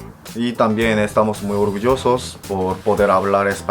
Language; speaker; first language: Spanish; non-native, fluent; Korean